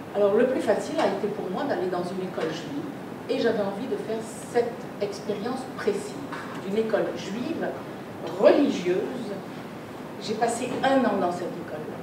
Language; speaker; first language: French; native; French